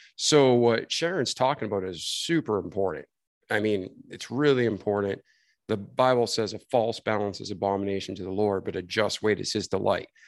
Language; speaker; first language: English; native; English